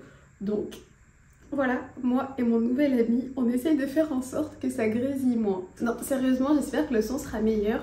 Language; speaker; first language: French; native; French